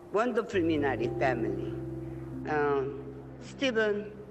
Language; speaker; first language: English; non-native, fluent; Korean